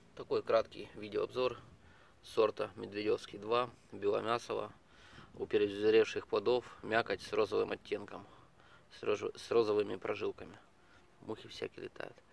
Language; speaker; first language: Russian; non-native, local second language; Ukrainian